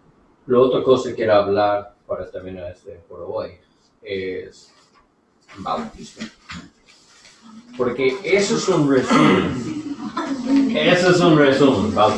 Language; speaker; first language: Spanish; non-native, learner; English